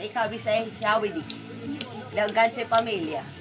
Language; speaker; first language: German; non-native, learner; Filipino